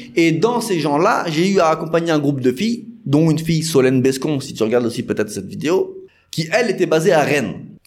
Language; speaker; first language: French; native; French